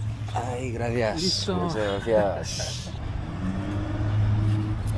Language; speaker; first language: Spanish; non-native, fluent; Korean